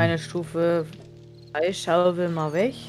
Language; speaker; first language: German; native; German